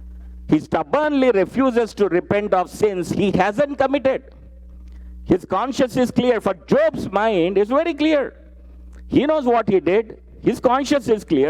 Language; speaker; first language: English; non-native, local second language; Telugu